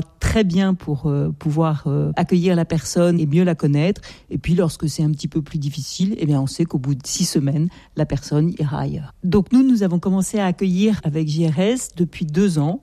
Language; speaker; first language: French; native; French